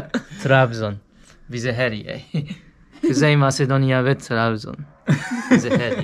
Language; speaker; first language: Turkish; non-native, learner; Japanese